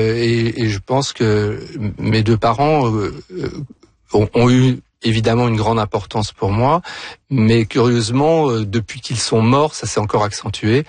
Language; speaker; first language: French; native; French